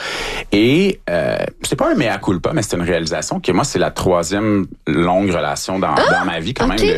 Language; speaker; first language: French; native; French